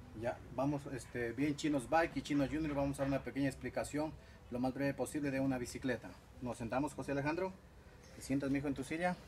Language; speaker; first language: Spanish; native; Spanish